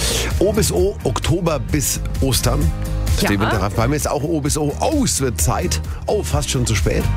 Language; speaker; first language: German; native; German